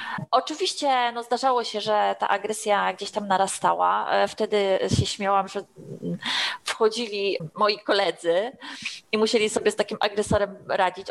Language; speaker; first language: Polish; native; Polish